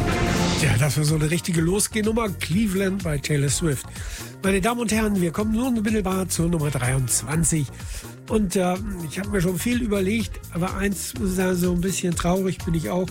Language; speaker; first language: German; native; German